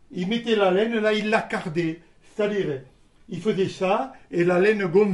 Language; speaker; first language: French; native; French